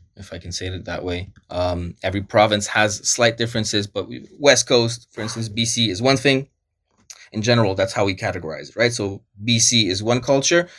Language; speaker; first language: English; early bilingual, other home language; Polish